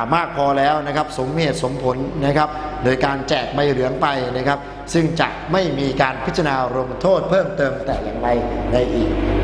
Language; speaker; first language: Thai; native; Thai